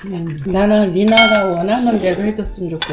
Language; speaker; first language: Korean; native; Korean